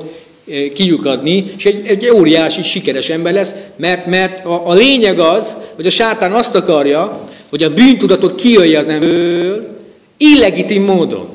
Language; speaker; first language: Hungarian; native; Hungarian